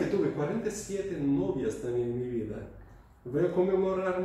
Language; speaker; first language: Spanish; non-native, fluent; Portuguese